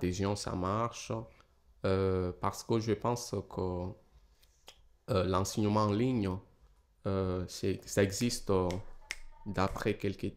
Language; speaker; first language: French; non-native, fluent; Portuguese